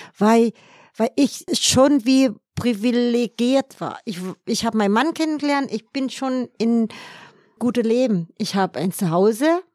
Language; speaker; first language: German; non-native, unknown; Vietnamese